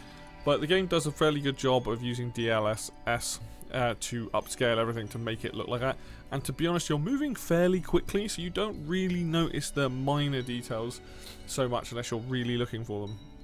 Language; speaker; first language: English; native; English